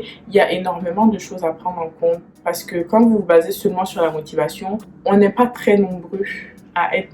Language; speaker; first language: French; native; French